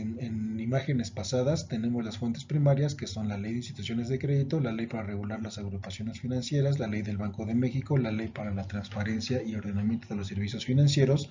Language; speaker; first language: Spanish; native; Spanish